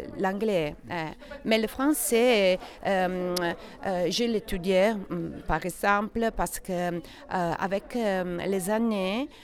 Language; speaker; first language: French; non-native, learner; Italian